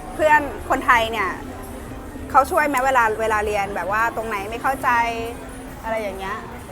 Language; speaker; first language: Thai; native; Thai